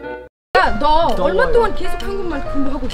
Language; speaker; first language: Korean; non-native, learner; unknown